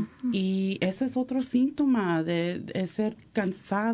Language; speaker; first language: Spanish; early bilingual, heritage; English